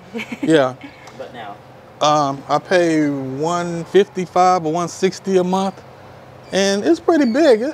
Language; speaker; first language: English; native; English